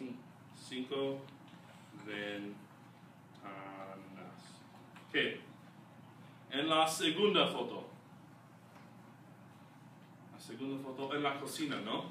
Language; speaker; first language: Spanish; non-native, fluent; English